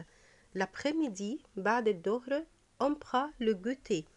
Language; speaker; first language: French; non-native, fluent; Arabic